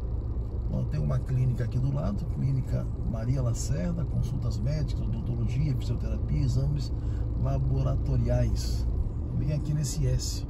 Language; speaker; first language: Portuguese; native; Portuguese